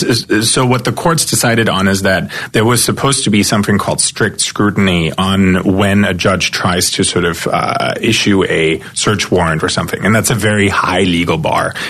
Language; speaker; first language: English; non-native, fluent; German